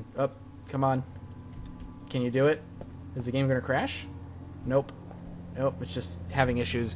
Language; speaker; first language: English; native; English